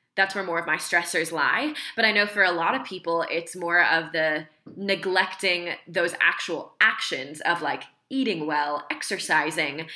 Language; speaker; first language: English; native; English